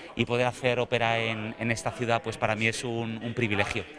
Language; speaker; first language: Spanish; native; Spanish